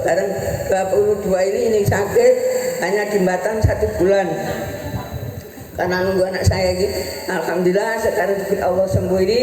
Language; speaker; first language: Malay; non-native, local second language; Javanese